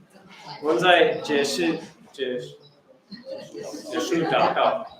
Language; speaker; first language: Chinese; early bilingual, heritage; Chinese